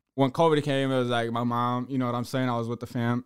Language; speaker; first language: English; early bilingual, other home language; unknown